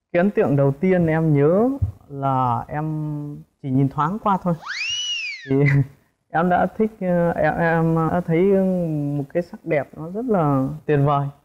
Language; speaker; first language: Vietnamese; early bilingual, heritage; Vietnamese